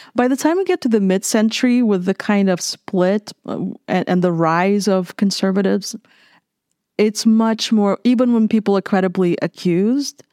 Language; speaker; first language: English; non-native, fluent; Russian